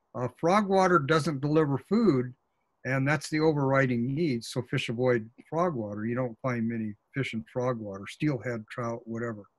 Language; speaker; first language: English; native; English